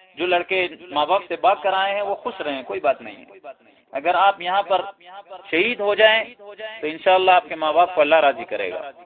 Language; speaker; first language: Urdu; non-native, local second language; Pashto